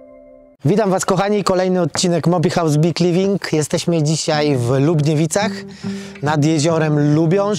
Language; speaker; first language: Polish; native; Polish